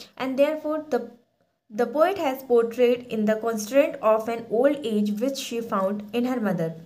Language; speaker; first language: Hindi; native; Hindi